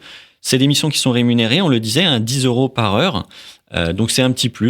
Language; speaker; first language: French; native; French